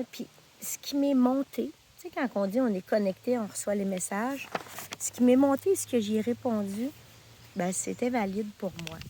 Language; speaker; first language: French; native; French